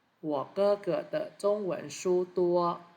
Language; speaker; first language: Chinese; non-native, fluent; Thai